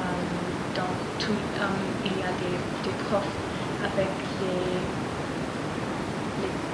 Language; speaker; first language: French; non-native, learner; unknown